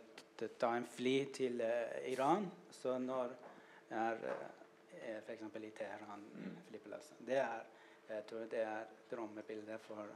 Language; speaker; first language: Norwegian; non-native, learner; Persian